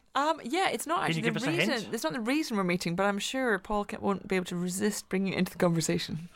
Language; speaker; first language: English; native; English